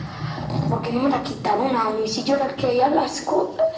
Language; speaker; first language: Spanish; native; Spanish